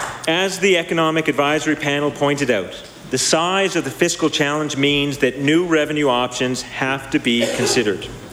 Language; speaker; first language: English; native; English